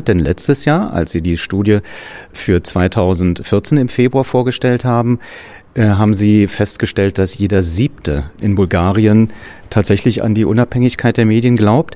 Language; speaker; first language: German; native; German